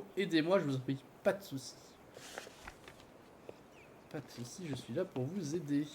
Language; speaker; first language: French; native; French